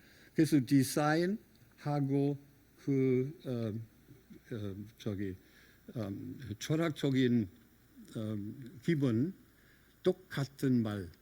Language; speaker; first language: Korean; non-native, fluent; German